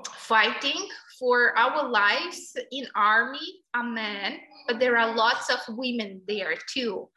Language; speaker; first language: English; non-native, fluent; Ukrainian